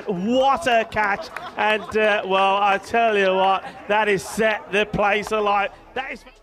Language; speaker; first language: English; native; English